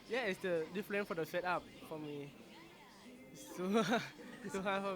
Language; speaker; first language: English; non-native, learner; Thai